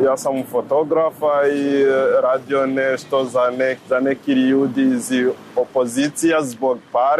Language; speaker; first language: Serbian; non-native, learner; Rundi